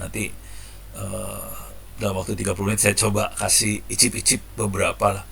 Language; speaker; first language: Indonesian; native; Indonesian